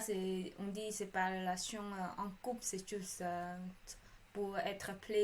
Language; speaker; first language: French; non-native, learner; Khmer